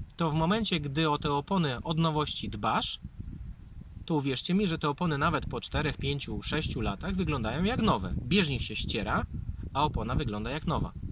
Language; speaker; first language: Polish; native; Polish